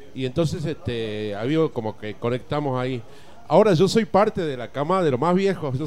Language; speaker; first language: Spanish; native; Spanish